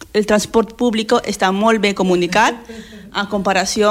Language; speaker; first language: Catalan; non-native, learner; Spanish